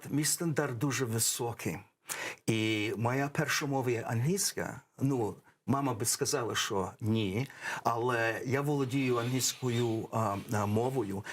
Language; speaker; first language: Ukrainian; early bilingual, heritage; English